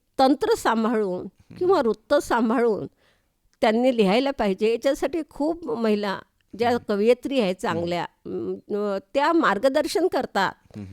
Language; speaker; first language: Marathi; native; Marathi